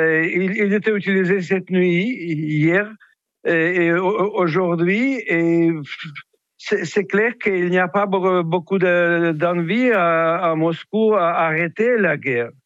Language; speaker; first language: French; non-native, fluent; Ukrainian